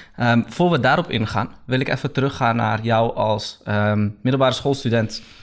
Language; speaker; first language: Dutch; early bilingual, other home language; Riffian